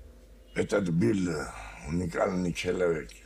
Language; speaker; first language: Russian; non-native, learner; Georgian